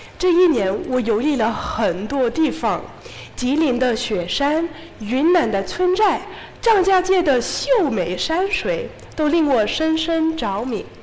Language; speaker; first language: Chinese; non-native, fluent; English